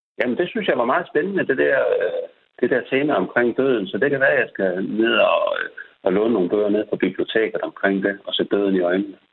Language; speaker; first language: Danish; native; Danish